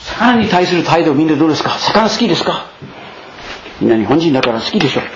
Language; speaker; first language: Japanese; non-native, fluent; English